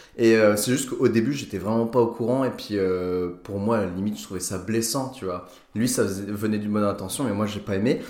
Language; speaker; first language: French; native; French